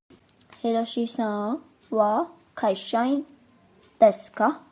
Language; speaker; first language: Japanese; non-native, fluent; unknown